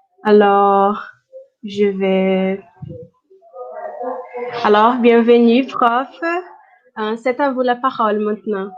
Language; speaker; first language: French; non-native, fluent; Portuguese